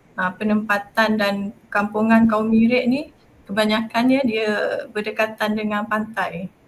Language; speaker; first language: Malay; non-native, local second language; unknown